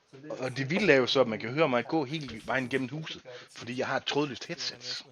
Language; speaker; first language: Danish; native; Danish